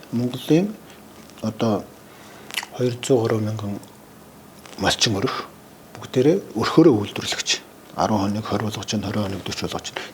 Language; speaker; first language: Mongolian; native; Mongolian